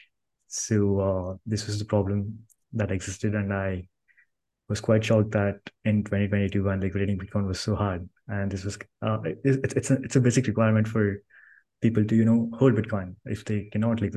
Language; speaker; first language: English; non-native, local second language; Kannada